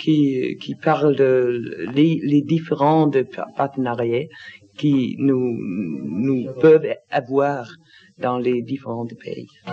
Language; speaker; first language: French; non-native, learner; Danish